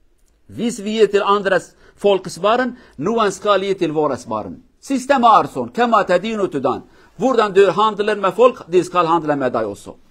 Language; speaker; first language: Norwegian; non-native, learner; Kurdish